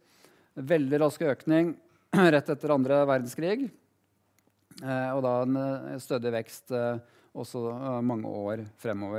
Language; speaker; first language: Norwegian; native; Norwegian